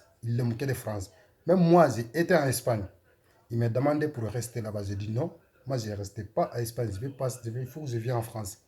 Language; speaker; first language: French; non-native, learner; Soninke